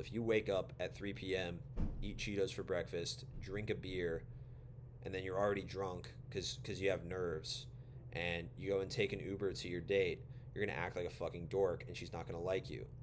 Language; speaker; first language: English; native; English